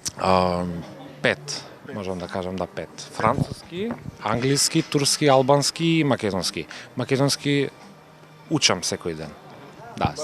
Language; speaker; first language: Macedonian; non-native, local second language; Turkish